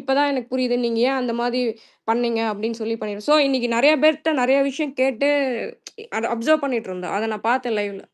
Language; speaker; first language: Tamil; native; Tamil